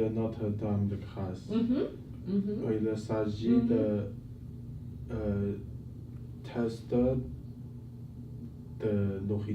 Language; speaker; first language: French; non-native, learner; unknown